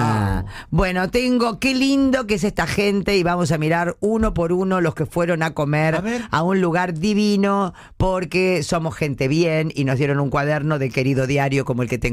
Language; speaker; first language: Spanish; native; Spanish